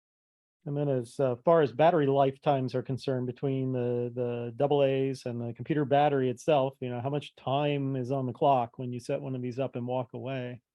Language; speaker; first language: English; native; English